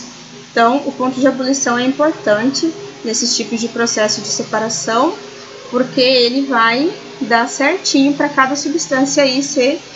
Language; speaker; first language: Portuguese; native; Portuguese